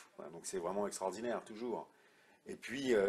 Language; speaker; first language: French; native; French